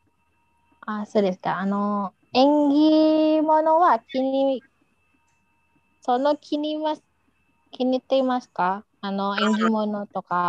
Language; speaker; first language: Japanese; non-native, learner; Indonesian